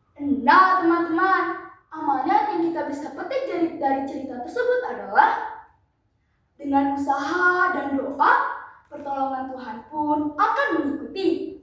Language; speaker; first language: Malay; non-native, local second language; Balinese